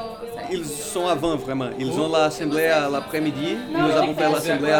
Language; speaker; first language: French; non-native, learner; Portuguese